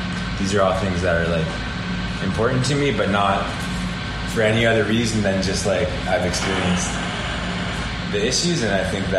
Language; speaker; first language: English; native; English